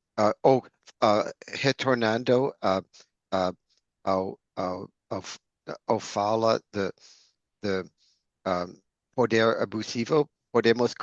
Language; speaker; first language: Portuguese; non-native, learner; English